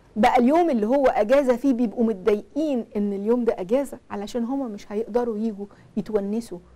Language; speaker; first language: Arabic; native; Arabic